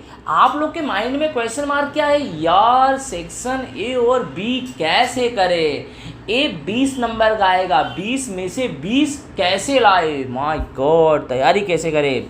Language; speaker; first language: Hindi; non-native, local second language; Gujarati